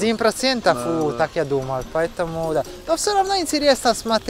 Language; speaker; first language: Russian; non-native, learner; Italian